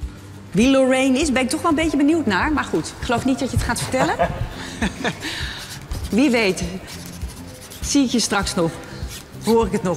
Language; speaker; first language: Dutch; native; Dutch